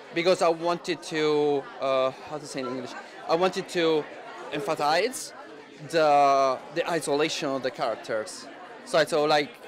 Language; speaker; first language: English; non-native, fluent; Italian